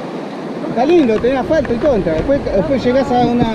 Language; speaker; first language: Spanish; native; Spanish